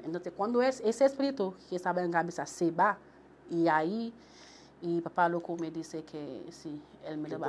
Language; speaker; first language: Spanish; non-native, local second language; Haitian Creole